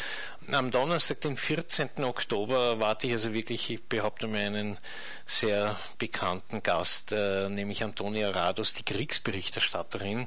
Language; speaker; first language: German; native; German